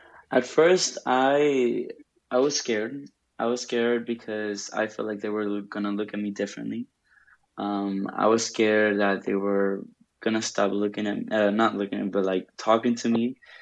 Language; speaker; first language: English; early bilingual, other home language; Spanish